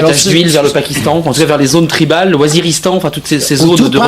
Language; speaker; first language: French; native; French